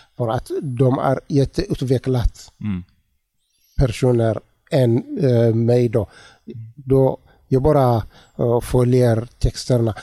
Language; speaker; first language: Swedish; non-native, learner; Tigrinya